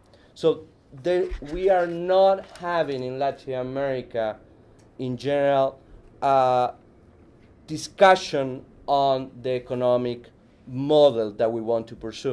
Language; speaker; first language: English; non-native, fluent; Spanish